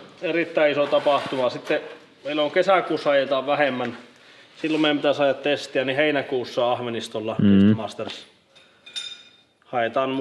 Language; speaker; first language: Finnish; native; Finnish